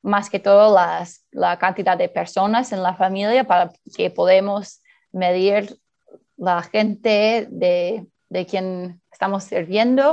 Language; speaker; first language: Spanish; early bilingual, heritage; Spanish